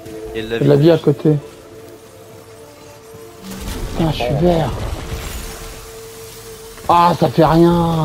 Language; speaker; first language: French; native; French